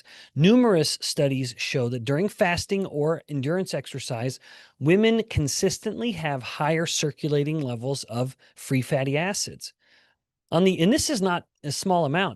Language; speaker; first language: English; native; English